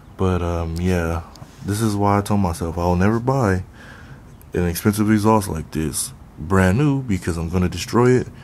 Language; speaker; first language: English; native; English